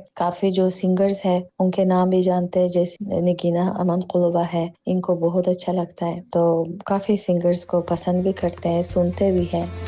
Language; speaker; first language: Urdu; non-native, fluent; Tajik